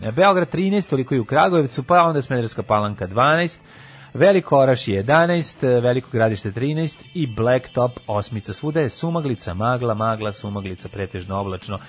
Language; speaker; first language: Serbian; native; Serbian